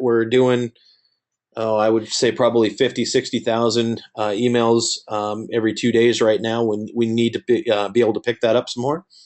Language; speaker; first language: English; native; English